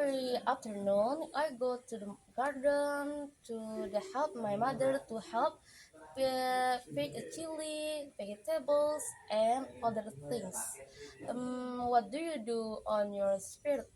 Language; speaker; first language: English; non-native, learner; Indonesian